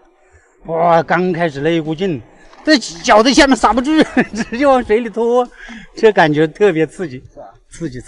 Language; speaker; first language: Chinese; native; Chinese